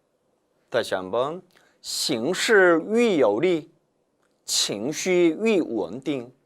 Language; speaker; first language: Chinese; non-native, fluent; Korean